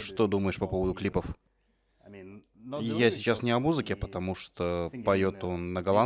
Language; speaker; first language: Russian; native; Russian